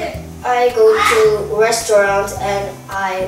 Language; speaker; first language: English; non-native, learner; Korean